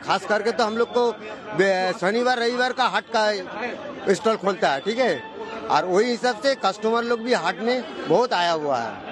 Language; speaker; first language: Hindi; non-native, local second language; Bangla